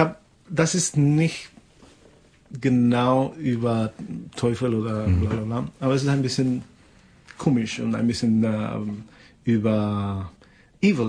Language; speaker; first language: German; non-native, fluent; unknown